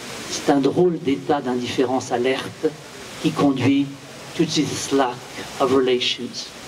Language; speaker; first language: French; native; French